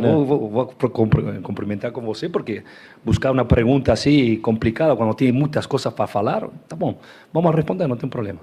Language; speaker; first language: Portuguese; non-native, fluent; Spanish